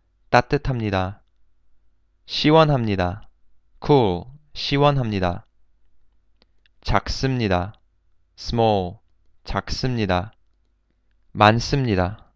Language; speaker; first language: Korean; non-native, fluent; English